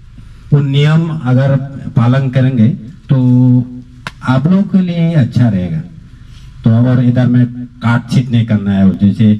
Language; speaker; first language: Hindi; non-native, local second language; Chakma